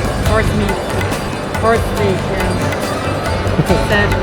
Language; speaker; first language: English; non-native, fluent; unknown